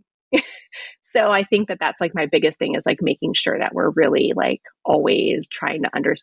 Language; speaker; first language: English; native; English